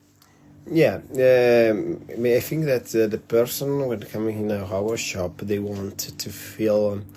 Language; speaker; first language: English; non-native, learner; Italian